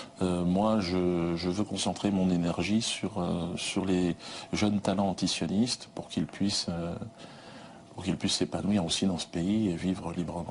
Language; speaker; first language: French; native; French